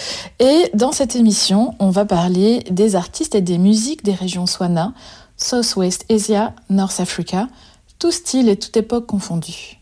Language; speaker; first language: French; native; French